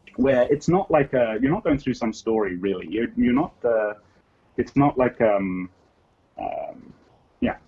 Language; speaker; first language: English; native; English